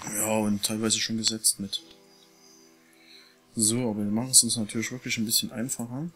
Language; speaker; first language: German; native; German